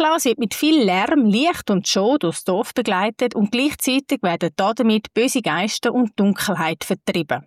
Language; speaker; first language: German; native; German